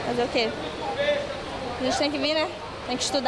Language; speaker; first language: Portuguese; native; Portuguese